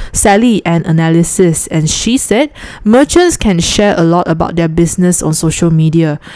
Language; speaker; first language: English; non-native, local second language; Chinese